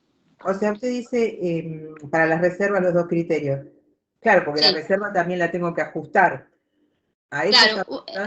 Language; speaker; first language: Spanish; native; Spanish